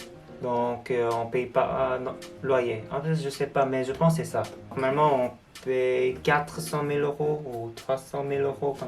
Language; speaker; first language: French; non-native, learner; Korean